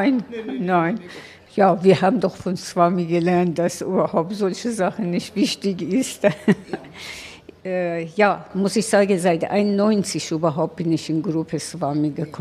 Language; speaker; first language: German; non-native, learner; Persian